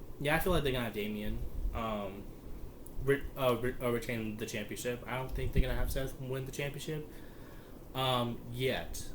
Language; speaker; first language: English; native; English